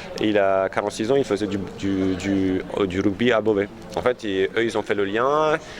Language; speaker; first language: French; non-native, fluent; Romanian